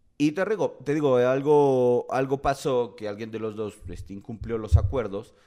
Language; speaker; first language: Spanish; native; Spanish